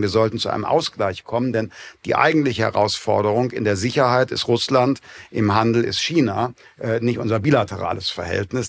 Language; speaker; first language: German; native; German